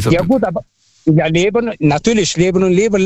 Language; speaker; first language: German; non-native, fluent; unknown